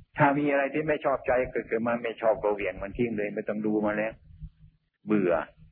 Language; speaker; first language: Thai; native; Thai